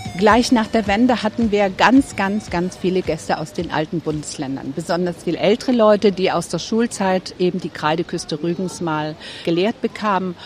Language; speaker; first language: German; native; German